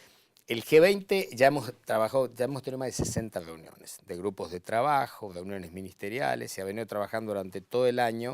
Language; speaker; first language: Spanish; native; Spanish